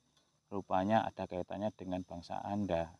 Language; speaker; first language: Indonesian; native; Indonesian